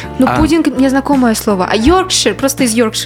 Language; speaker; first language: Russian; native; Russian